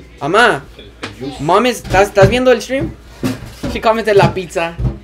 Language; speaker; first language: Spanish; early bilingual, heritage; Spanish